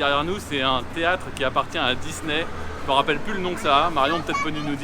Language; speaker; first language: French; native; French